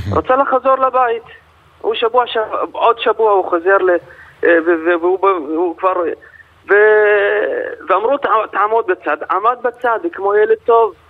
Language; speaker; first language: Hebrew; non-native, local second language; Arabic